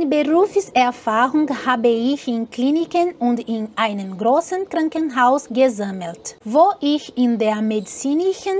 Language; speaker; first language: German; non-native, learner; Portuguese